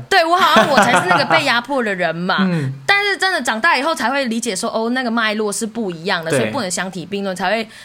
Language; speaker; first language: Chinese; native; Chinese